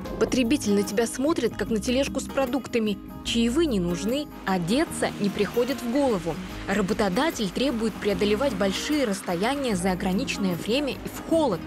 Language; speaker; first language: Russian; native; Russian